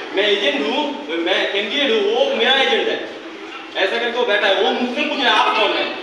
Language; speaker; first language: Hindi; non-native, local second language; Bangla